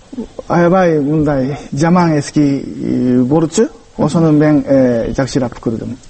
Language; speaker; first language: Kyrgyz; non-native, fluent; Japanese